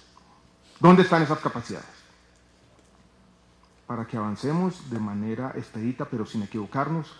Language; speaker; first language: Spanish; native; Spanish